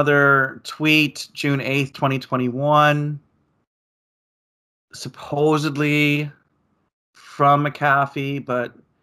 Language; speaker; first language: English; native; English